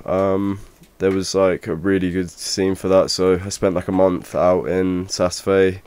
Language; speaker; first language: English; native; English